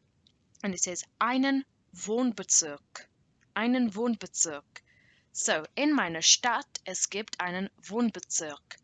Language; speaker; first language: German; non-native, learner; English